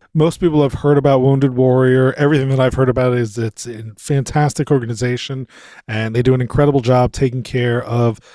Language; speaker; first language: English; native; English